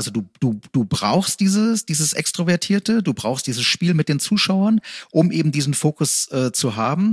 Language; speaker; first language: German; native; German